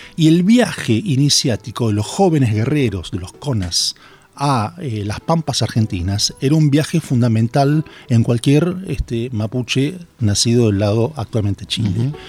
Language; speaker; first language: Spanish; native; Spanish